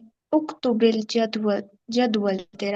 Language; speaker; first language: Arabic; non-native, learner; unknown